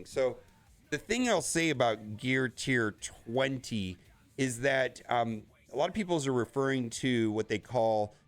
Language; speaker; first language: English; native; English